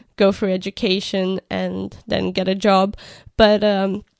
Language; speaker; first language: English; non-native, fluent; Romanian